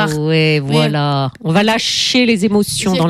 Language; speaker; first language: French; native; French